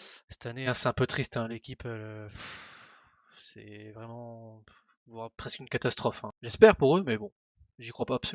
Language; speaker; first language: French; native; French